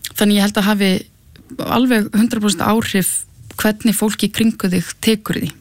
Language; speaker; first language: Icelandic; native; Icelandic